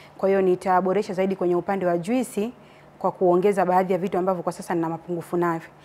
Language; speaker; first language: Swahili; native; Swahili